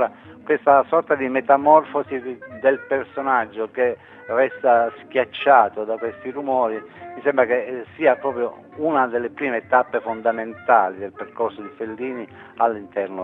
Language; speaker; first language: Italian; native; Italian